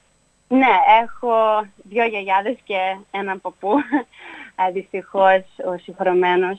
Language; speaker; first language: Greek; early bilingual, heritage; Greek